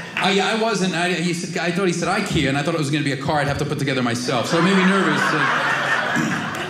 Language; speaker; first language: English; native; English